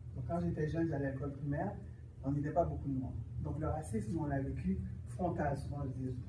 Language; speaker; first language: French; early bilingual, other home language; Haitian Creole